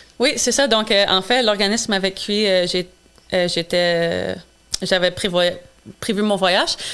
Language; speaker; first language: French; non-native, local second language; English